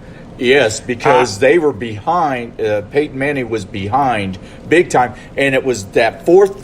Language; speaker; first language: English; native; English